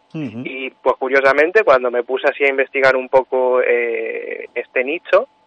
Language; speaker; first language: Spanish; native; Spanish